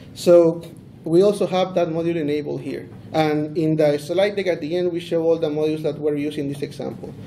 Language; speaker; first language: English; non-native, fluent; Spanish